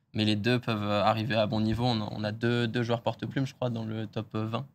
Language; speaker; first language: French; native; French